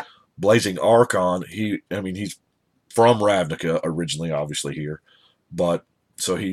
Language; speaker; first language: English; native; English